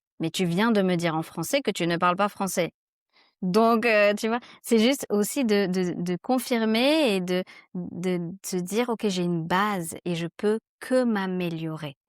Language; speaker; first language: French; native; French